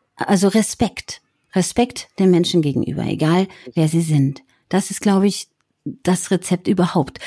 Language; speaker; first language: German; native; German